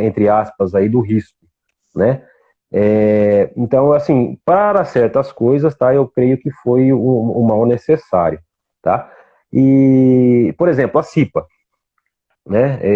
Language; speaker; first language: Portuguese; native; Portuguese